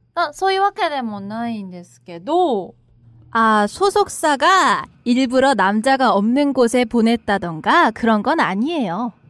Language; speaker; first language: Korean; non-native, learner; Japanese